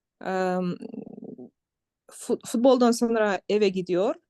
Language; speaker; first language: Turkish; non-native, learner; Kyrgyz